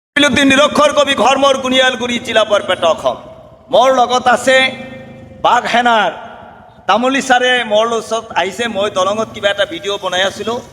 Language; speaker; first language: Assamese; native; Assamese